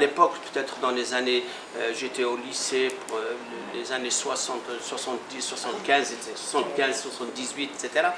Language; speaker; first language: French; non-native, local second language; Arabic